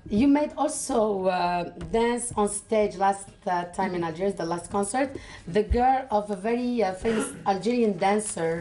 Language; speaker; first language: English; non-native, fluent; Arabic